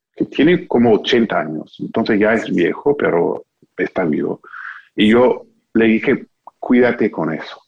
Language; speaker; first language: Spanish; non-native, fluent; English